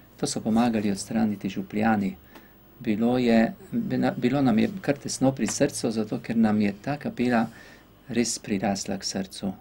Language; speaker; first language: Slovenian; native; Slovenian